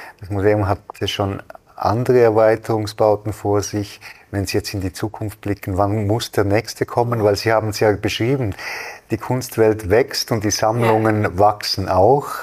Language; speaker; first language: German; native; German